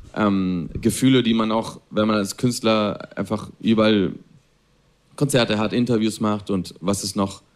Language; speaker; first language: German; non-native, fluent; Spanish